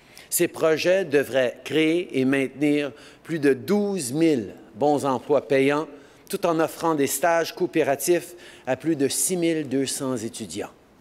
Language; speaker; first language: French; native; French